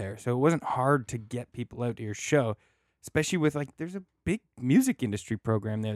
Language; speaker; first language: English; native; English